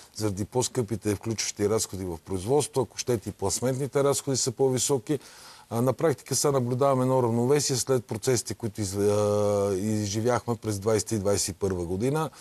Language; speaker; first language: Bulgarian; native; Bulgarian